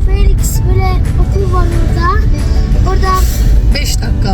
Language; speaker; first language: Turkish; early bilingual, heritage; Turkish